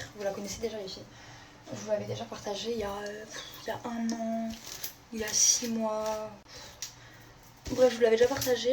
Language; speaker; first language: French; native; French